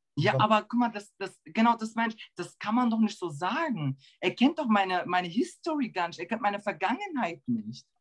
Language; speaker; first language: German; early bilingual, other home language; Turkish